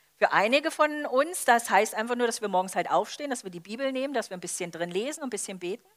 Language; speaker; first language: German; native; German